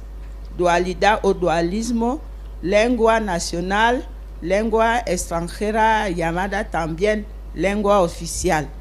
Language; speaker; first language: Spanish; non-native, fluent; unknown